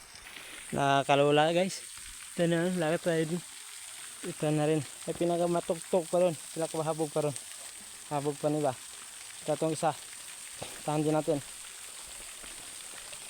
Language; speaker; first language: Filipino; non-native, local second language; Cebuano